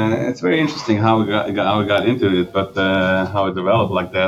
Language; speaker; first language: English; early bilingual, other home language; Yiddish